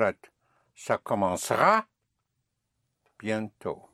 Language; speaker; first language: French; non-native, fluent; English